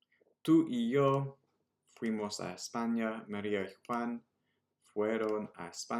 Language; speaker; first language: Spanish; non-native, fluent; English